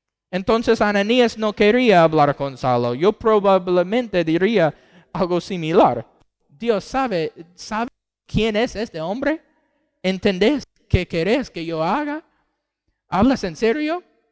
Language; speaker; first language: Spanish; non-native, fluent; English